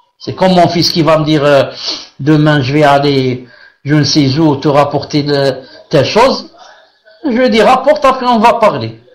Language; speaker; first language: French; non-native, local second language; Arabic